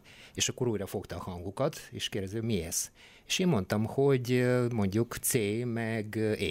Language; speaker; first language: Hungarian; non-native, fluent; Bulgarian